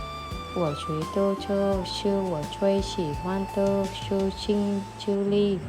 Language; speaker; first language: Chinese; non-native, learner; Vietnamese